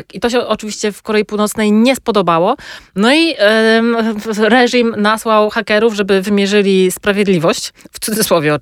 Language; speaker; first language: Polish; native; Polish